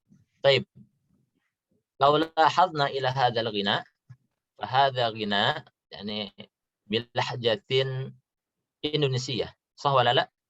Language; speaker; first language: Arabic; non-native, fluent; Indonesian